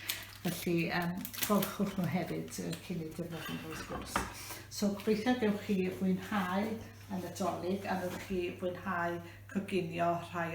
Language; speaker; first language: Welsh; native; Welsh